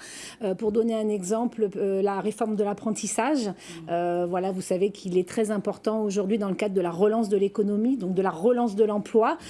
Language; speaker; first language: French; native; French